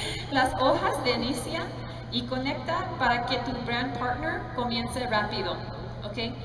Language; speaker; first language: Spanish; non-native, learner; English